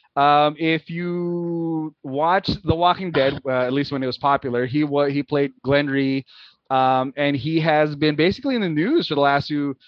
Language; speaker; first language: English; non-native, local second language; Filipino